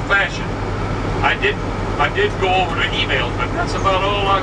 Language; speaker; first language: English; native; English